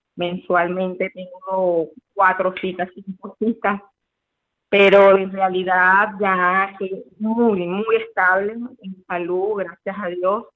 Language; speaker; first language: Spanish; native; Spanish